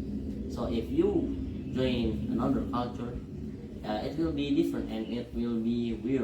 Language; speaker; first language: English; non-native, learner; Indonesian